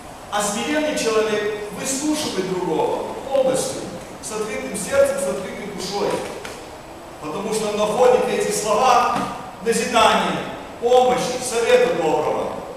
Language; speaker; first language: Russian; early bilingual, heritage; Russian